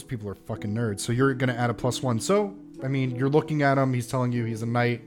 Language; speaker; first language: English; native; English